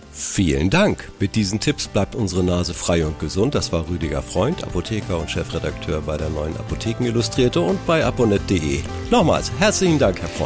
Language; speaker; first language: German; native; German